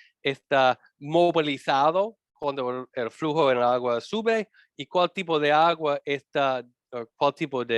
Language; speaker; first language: Spanish; non-native, learner; English